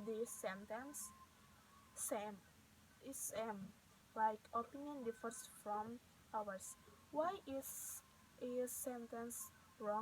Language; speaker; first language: English; non-native, learner; Indonesian